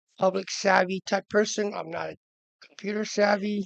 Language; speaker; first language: English; native; English